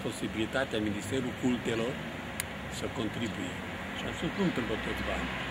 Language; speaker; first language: Romanian; non-native, local second language; Hungarian